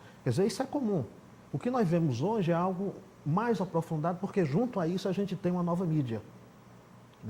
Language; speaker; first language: Portuguese; native; Portuguese